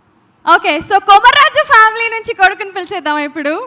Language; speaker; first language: Telugu; native; Telugu